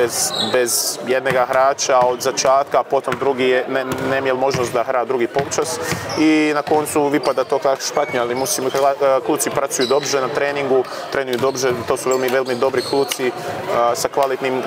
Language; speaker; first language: Czech; non-native, learner; Croatian